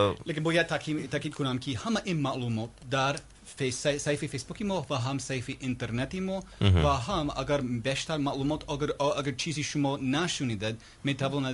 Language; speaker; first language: Persian; non-native, learner; English